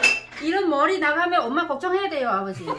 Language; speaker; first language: Korean; non-native, learner; Vietnamese